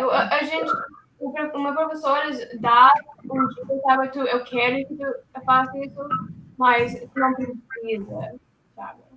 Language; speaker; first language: Portuguese; early bilingual, heritage; Portuguese